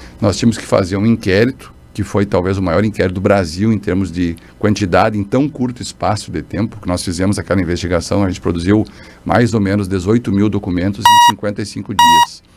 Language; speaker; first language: Portuguese; native; Portuguese